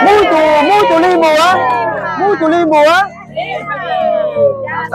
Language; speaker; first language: Portuguese; non-native, learner; Vietnamese